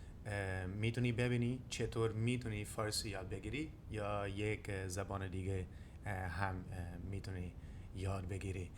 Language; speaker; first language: Persian; non-native, learner; Dutch